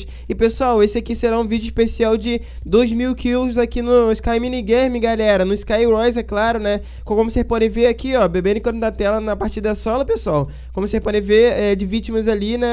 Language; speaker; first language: Portuguese; native; Portuguese